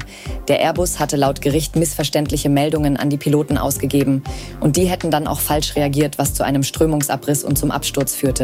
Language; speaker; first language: German; native; German